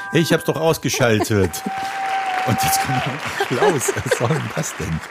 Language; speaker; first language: German; early bilingual, other home language; Czech